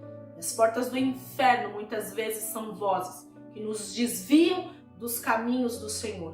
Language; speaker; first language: Portuguese; native; Portuguese